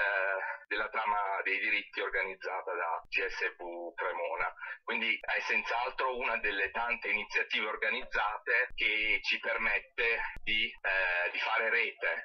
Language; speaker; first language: Italian; native; Italian